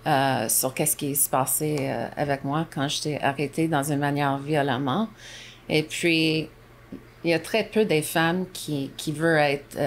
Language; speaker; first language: French; non-native, local second language; English